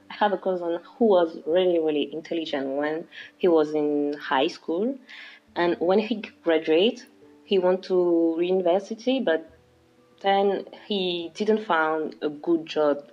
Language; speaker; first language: English; non-native, local second language; French